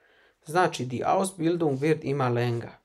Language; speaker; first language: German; non-native, fluent; Bosnian